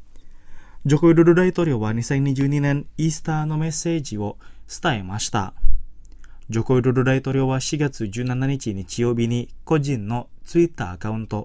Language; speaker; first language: Japanese; non-native, fluent; Indonesian